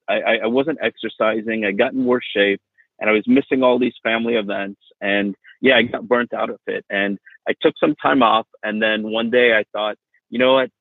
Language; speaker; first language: English; native; English